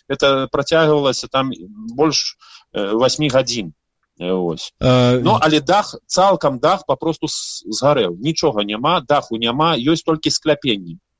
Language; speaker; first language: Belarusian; native; Belarusian